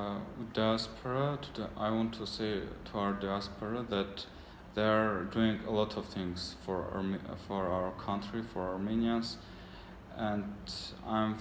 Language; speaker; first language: English; non-native, learner; Armenian